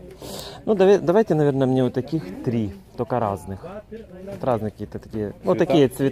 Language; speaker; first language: Russian; native; Russian